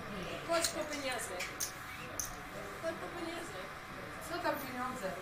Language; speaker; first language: Polish; non-native, learner; Slovak